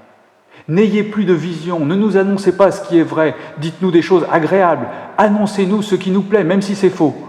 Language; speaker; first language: French; native; French